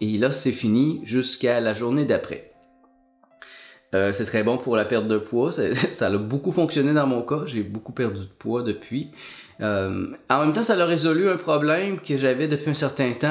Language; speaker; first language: French; native; French